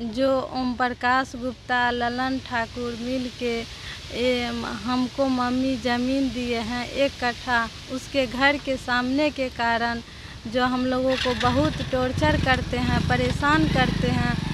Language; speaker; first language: Hindi; native; Hindi